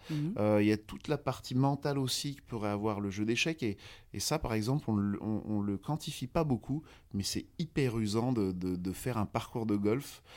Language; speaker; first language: French; native; French